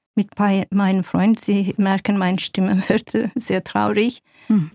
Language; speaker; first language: German; non-native, fluent; Kurdish